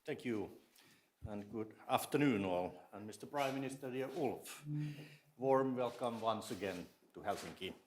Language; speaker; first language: English; non-native, fluent; Finnish